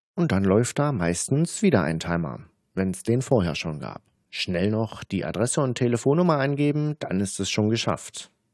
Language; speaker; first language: German; native; German